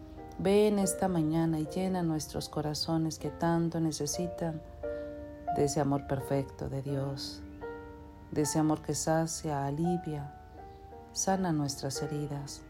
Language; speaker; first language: Spanish; native; Spanish